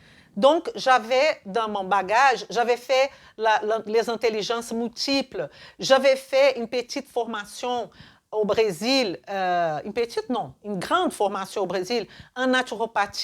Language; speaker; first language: French; non-native, fluent; Portuguese